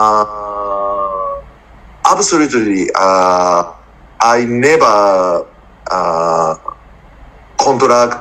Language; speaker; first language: English; non-native, learner; Japanese